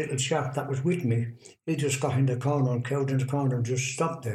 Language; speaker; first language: English; native; English